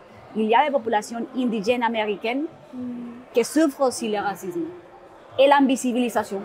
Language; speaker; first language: French; non-native, learner; Spanish